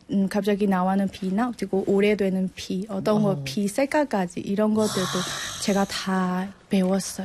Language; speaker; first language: Korean; non-native, learner; Burmese